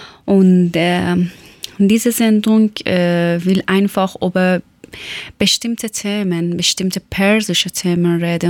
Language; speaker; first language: German; non-native, fluent; Persian